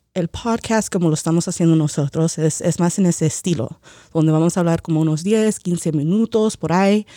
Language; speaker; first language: Spanish; early bilingual, heritage; Spanish